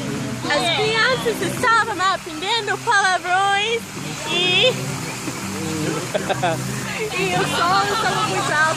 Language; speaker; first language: Portuguese; non-native, fluent; English